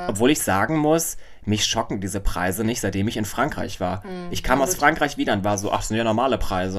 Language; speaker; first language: German; native; German